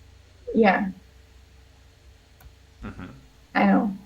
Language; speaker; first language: English; non-native, learner; Russian